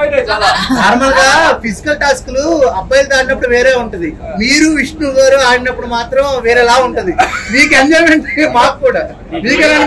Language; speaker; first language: Telugu; native; Telugu